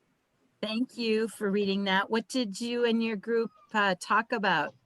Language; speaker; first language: English; native; English